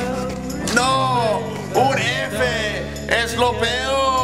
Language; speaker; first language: Spanish; non-native, learner; English